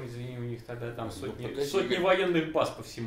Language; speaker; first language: Russian; native; Russian